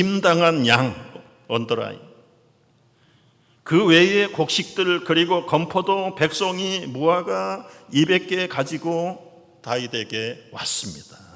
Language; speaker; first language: Korean; native; Korean